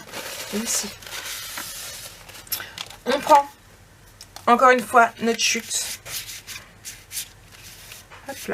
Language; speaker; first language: French; native; French